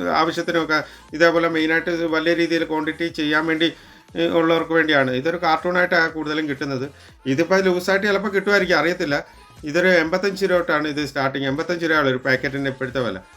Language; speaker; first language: Malayalam; native; Malayalam